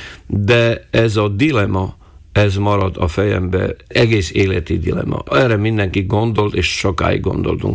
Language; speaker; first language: Hungarian; non-native, local second language; Slovak